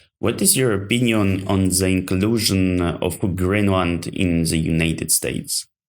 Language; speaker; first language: English; non-native, learner; Ukrainian